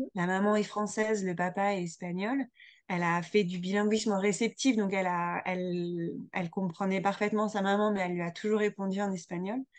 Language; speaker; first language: French; native; French